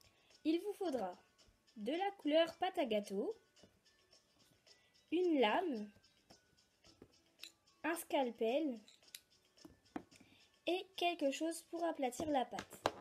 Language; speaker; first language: French; native; French